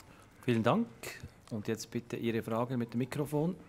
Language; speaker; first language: German; native; German